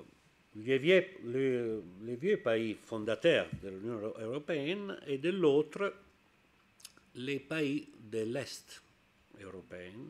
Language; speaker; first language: French; non-native, learner; Italian